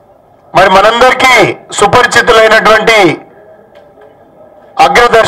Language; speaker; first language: Telugu; native; Telugu